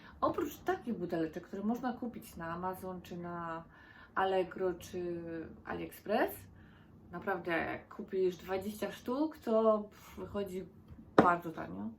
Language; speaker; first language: Polish; native; Polish